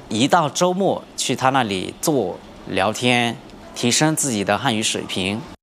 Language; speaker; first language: Chinese; non-native, fluent; Lao